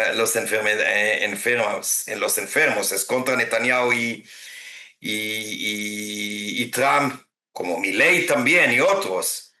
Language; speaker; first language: Spanish; non-native, fluent; Hebrew